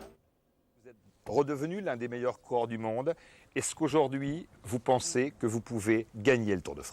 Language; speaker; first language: French; native; French